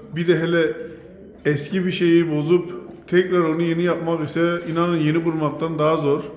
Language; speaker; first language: Turkish; native; Turkish